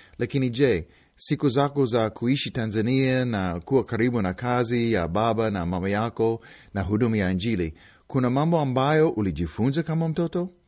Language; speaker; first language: Swahili; non-native, fluent; English